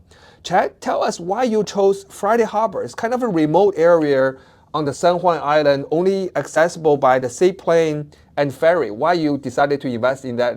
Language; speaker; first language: English; non-native, fluent; Chinese